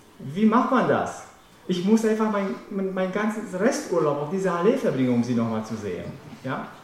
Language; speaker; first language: German; non-native, fluent; Romanian